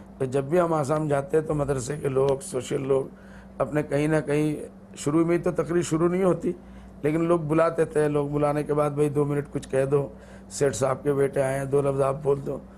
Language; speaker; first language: Hindi; non-native, local second language; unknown